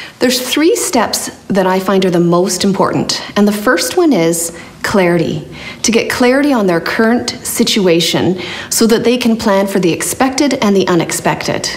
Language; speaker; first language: English; native; English